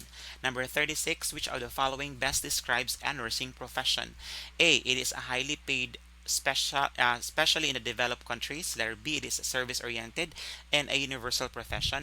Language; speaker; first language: English; non-native, local second language; Filipino